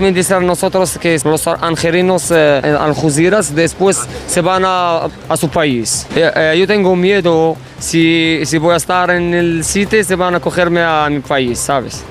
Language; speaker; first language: Spanish; non-native, learner; Arabic